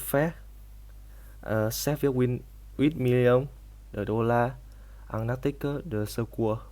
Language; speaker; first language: French; non-native, learner; Vietnamese